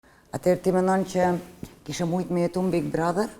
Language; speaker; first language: Albanian; native; Albanian